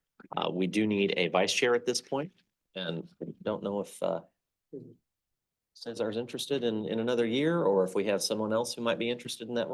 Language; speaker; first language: English; native; English